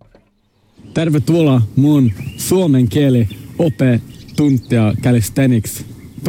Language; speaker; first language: Finnish; non-native, local second language; Swedish